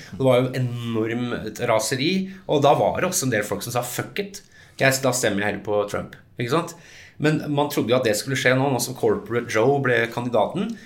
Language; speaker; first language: Norwegian; early bilingual, other home language; English